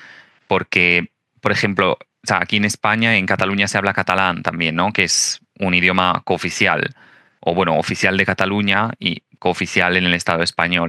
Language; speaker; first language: Spanish; non-native, fluent; Italian